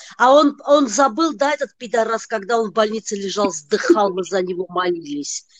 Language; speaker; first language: Russian; non-native, fluent; Armenian